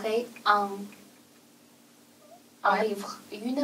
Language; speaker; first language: French; non-native, learner; Chinese